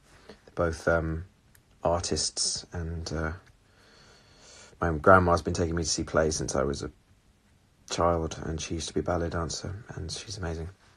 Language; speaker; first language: English; native; English